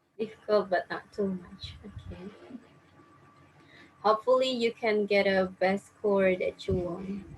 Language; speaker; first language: English; non-native, fluent; Indonesian